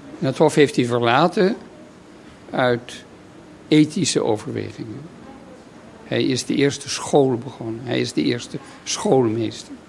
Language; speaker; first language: Dutch; native; Dutch